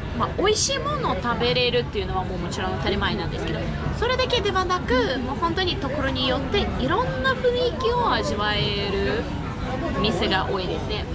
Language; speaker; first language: Japanese; non-native, fluent; Russian